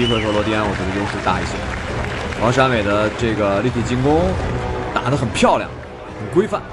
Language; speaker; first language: Chinese; native; Chinese